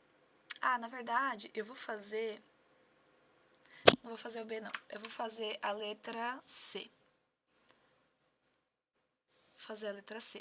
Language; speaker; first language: Portuguese; native; Portuguese